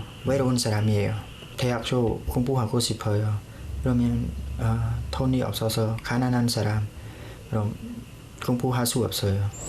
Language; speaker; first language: Korean; non-native, learner; Khmer